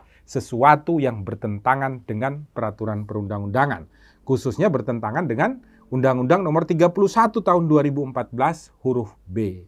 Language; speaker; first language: Indonesian; native; Indonesian